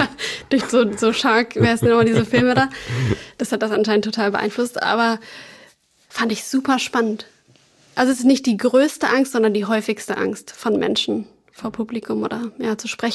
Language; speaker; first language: German; native; German